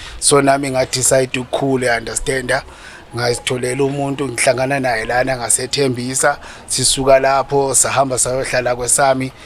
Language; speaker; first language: Zulu; native; Zulu